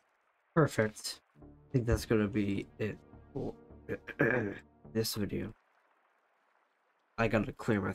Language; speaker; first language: English; native; English